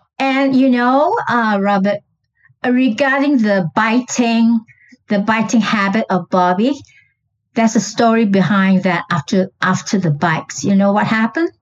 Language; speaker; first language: English; non-native, local second language; Chinese